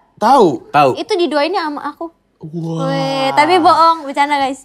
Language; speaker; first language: Indonesian; native; Indonesian